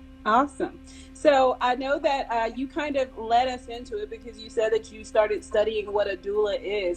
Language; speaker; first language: English; native; English